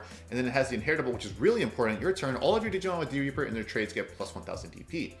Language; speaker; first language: English; native; English